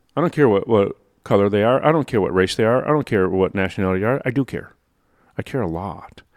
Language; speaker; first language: English; native; English